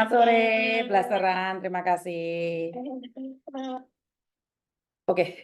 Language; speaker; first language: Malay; non-native, local second language; Javanese